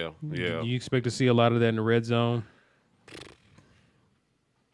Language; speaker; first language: English; native; English